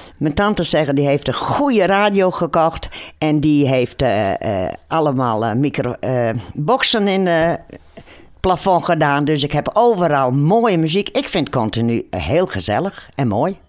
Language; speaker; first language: Dutch; non-native, local second language; Western Frisian